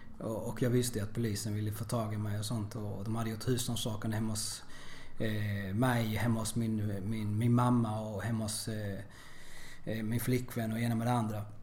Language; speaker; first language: Swedish; early bilingual, other home language; Spanish